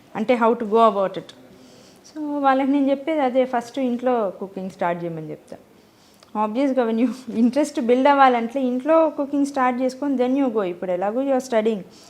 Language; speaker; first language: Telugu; native; Telugu